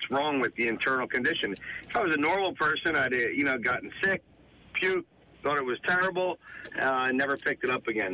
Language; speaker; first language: English; native; English